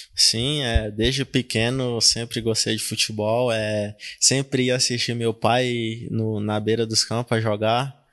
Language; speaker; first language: Portuguese; native; Portuguese